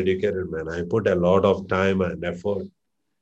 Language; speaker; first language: English; non-native, local second language; Malayalam